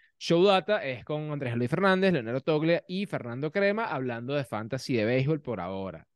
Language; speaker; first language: Spanish; native; Spanish